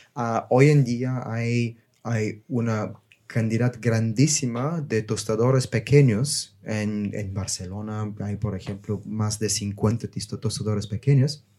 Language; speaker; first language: Spanish; non-native, fluent; Bulgarian